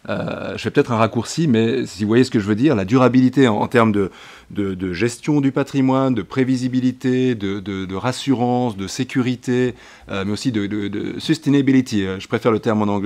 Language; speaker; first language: French; native; French